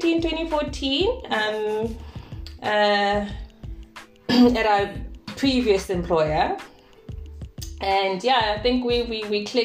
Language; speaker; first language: English; non-native, local second language; Zulu